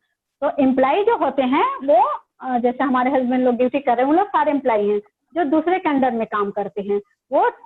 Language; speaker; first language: Hindi; native; Hindi